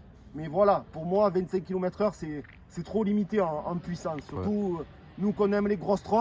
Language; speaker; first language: French; native; French